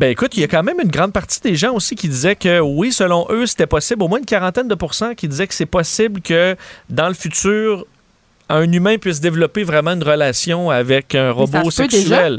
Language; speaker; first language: French; native; French